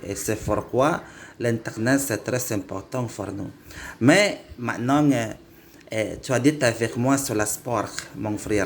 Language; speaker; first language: French; non-native, learner; Indonesian